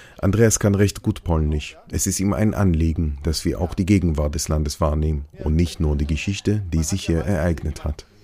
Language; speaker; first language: German; non-native, fluent; Hebrew